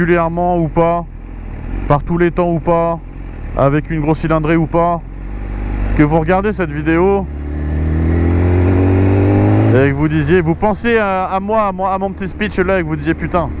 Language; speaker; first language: French; native; French